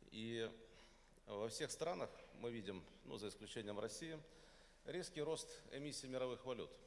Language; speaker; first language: Russian; native; Russian